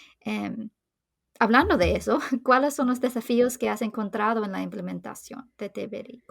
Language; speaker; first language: Spanish; non-native, fluent; English